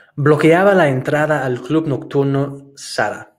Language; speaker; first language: Spanish; non-native, fluent; English